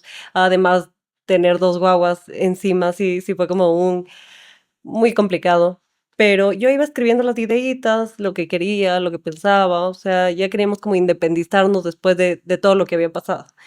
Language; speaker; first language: Spanish; native; Spanish